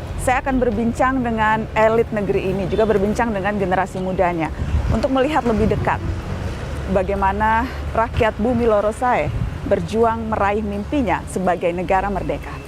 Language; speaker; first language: Indonesian; native; Indonesian